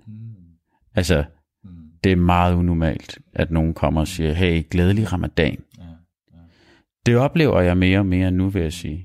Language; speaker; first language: Danish; early bilingual, other home language; Arabic